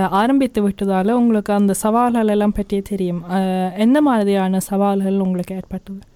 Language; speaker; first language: Tamil; early bilingual, heritage; Tamil